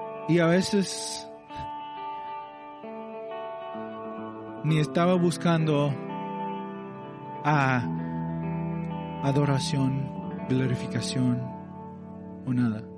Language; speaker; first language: Spanish; non-native, learner; English